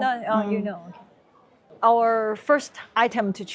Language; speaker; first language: English; non-native, learner; Chinese